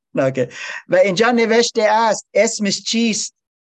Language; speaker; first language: Persian; non-native, learner; English